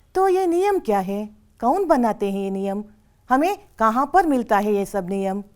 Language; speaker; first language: Hindi; non-native, local second language; Kannada